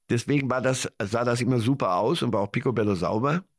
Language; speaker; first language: German; early bilingual, other home language; Polish